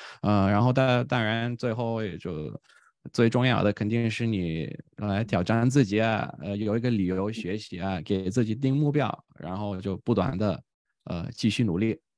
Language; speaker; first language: Chinese; non-native, fluent; Bulgarian